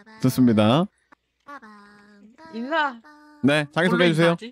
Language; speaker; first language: Korean; native; Korean